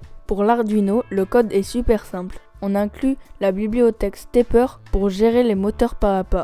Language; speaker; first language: French; native; French